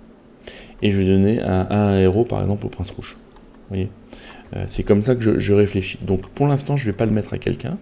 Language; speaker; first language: French; native; French